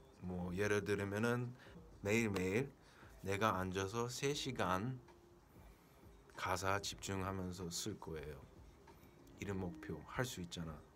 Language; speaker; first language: Korean; early bilingual, heritage; Korean